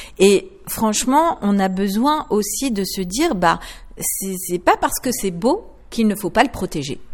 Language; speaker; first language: French; native; French